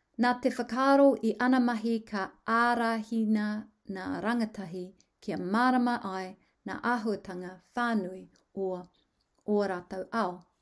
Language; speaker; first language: Māori; non-native, local second language; English